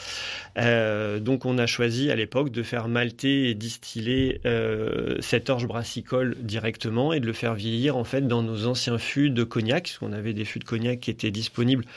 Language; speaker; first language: French; native; French